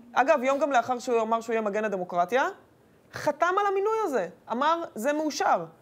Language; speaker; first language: Hebrew; native; Hebrew